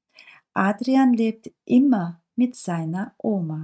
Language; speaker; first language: German; non-native, fluent; Turkish